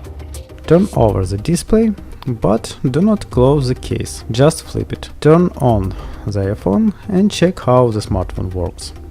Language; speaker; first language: English; non-native, fluent; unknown